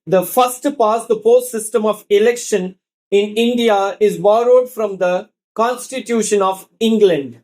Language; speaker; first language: English; non-native, local second language; Tamil